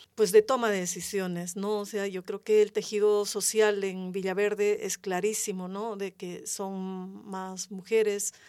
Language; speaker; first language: Spanish; native; Spanish